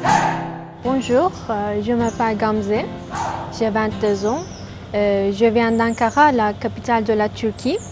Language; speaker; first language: French; non-native, fluent; Turkish